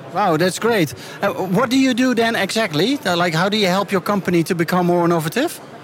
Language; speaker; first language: English; non-native, fluent; Dutch